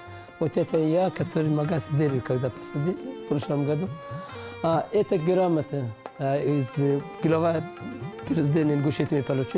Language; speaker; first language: Russian; non-native, learner; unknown